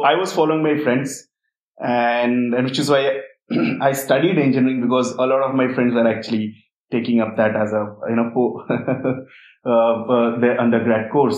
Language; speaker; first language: English; non-native, local second language; Hindi